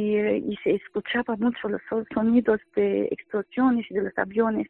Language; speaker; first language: Spanish; non-native, fluent; Arabic